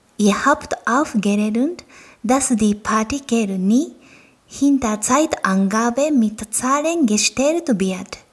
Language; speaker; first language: German; non-native, fluent; Japanese